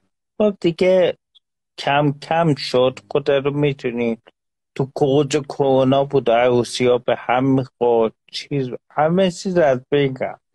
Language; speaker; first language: Persian; non-native, local second language; Azerbaijani